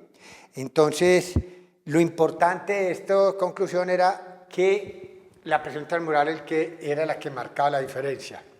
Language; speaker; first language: Spanish; native; Spanish